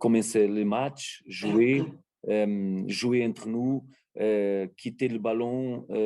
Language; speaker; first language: French; non-native, learner; Portuguese